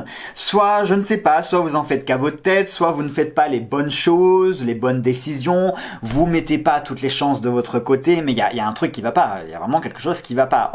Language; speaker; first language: French; native; French